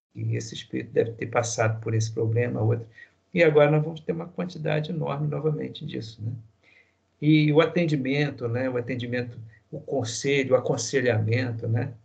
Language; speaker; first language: Portuguese; native; Portuguese